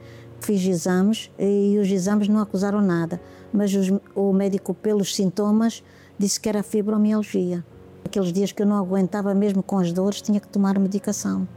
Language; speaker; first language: Portuguese; native; Portuguese